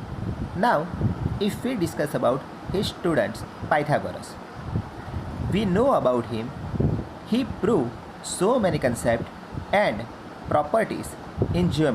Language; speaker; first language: English; non-native, local second language; Gujarati